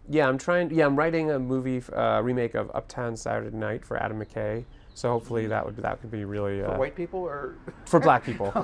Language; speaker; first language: English; native; English